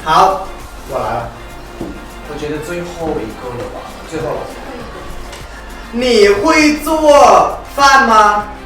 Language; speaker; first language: Chinese; non-native, fluent; Thai